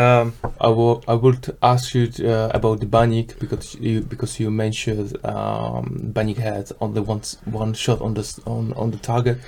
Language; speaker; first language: English; non-native, learner; Czech